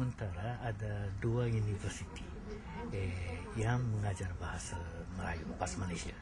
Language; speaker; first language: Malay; non-native, fluent; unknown